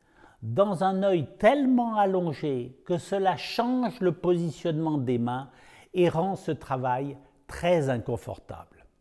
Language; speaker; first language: French; native; French